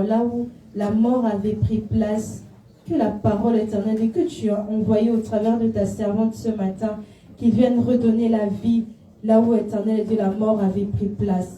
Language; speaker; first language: French; non-native, local second language; Lingala